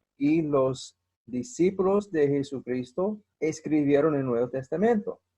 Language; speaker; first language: Spanish; non-native, fluent; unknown